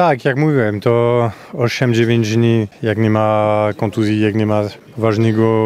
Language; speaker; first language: Polish; non-native, fluent; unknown